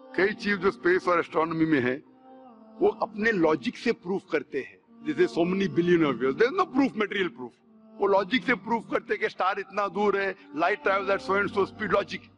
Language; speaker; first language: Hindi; non-native, local second language; Konkani